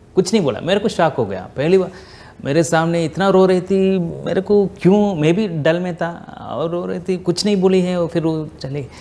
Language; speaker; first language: Hindi; non-native, local second language; Tamil